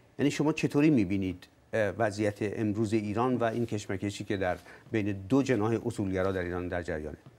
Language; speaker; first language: Persian; native; Persian